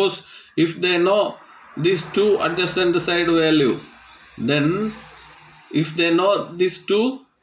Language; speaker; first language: English; non-native, local second language; Tamil